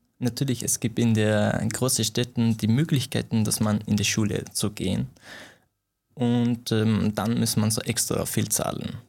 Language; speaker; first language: German; non-native, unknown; Persian